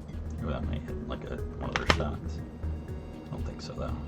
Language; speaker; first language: English; native; English